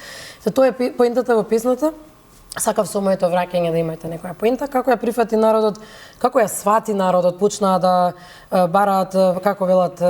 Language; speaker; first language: Macedonian; native; Macedonian